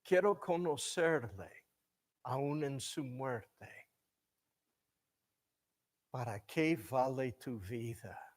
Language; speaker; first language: Spanish; non-native, fluent; English